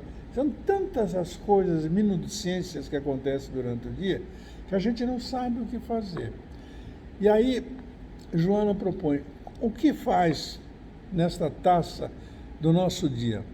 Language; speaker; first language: Portuguese; native; Portuguese